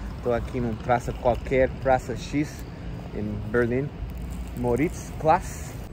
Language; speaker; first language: Portuguese; non-native, fluent; English